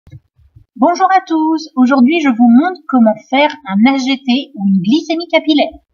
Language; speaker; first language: French; native; French